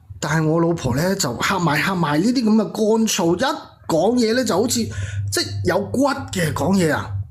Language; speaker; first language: Cantonese; non-native, local second language; Min Nan Chinese